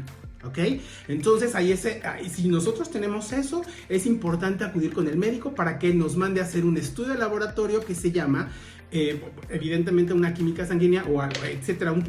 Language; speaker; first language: Spanish; native; Spanish